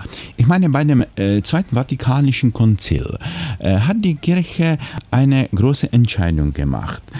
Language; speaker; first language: German; non-native, fluent; Czech